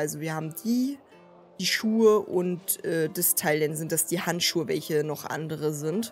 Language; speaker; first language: German; native; German